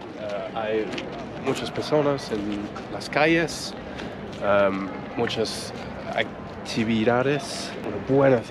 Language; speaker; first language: Spanish; non-native, learner; English